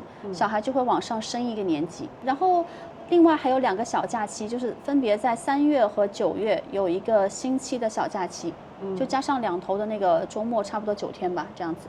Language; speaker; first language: Chinese; native; Chinese